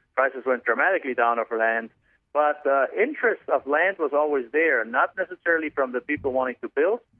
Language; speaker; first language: English; non-native, fluent; German